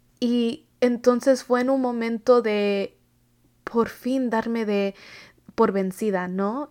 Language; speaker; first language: Spanish; early bilingual, heritage; Spanish